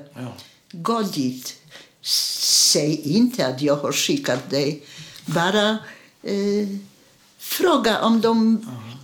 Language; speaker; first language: Swedish; non-native, fluent; Polish